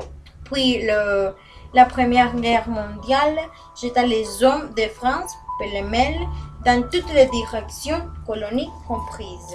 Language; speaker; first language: French; non-native, learner; Spanish